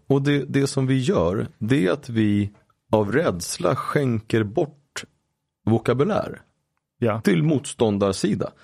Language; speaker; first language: Swedish; native; Swedish